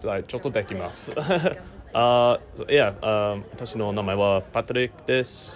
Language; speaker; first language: Japanese; non-native, learner; English